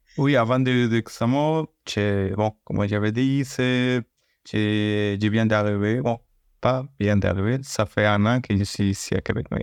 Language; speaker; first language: French; non-native, fluent; Spanish